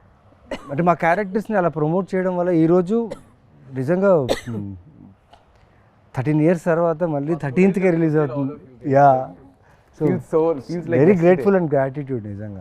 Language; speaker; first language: Telugu; native; Telugu